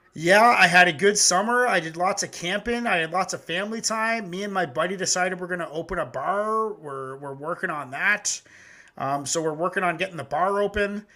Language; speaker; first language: English; native; English